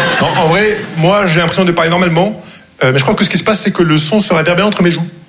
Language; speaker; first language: French; non-native, local second language; Arabic